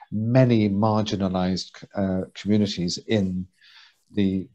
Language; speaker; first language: English; native; English